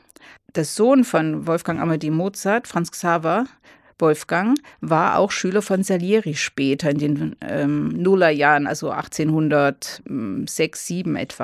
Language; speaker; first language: German; native; German